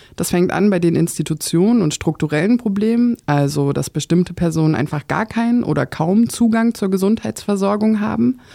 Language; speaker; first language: German; native; German